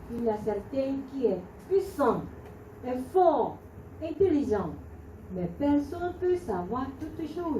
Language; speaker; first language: French; non-native, learner; Korean